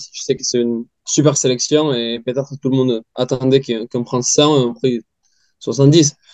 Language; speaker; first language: French; non-native, fluent; Spanish